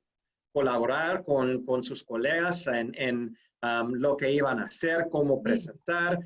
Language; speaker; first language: Spanish; non-native, fluent; English